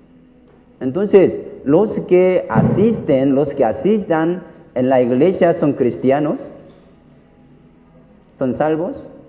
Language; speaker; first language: Spanish; non-native, learner; Korean